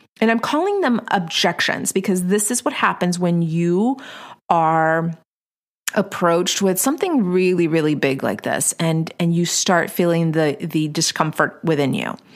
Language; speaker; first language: English; early bilingual, other home language; Spanish